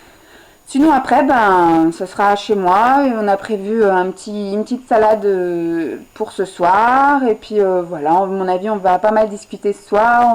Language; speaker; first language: French; native; French